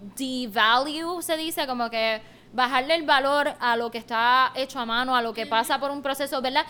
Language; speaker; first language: Spanish; native; Spanish